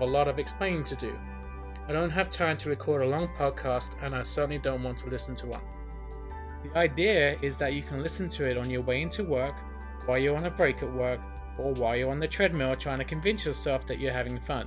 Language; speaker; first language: English; native; English